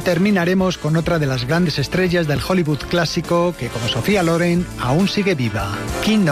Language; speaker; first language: Spanish; native; Spanish